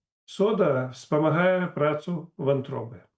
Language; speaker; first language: Polish; non-native, learner; Russian